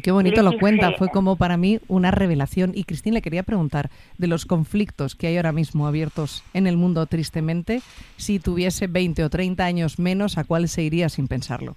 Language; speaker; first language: Spanish; native; Spanish